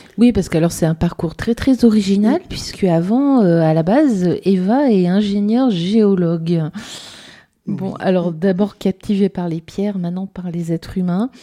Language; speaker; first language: French; native; French